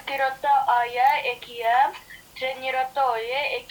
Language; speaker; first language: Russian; non-native, learner; Kyrgyz